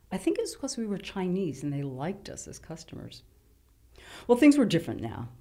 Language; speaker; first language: English; native; English